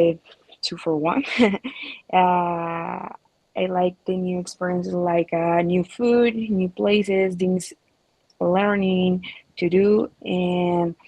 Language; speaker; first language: English; non-native, learner; Spanish